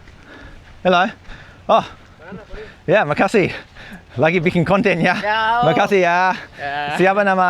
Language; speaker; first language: Indonesian; non-native, fluent; English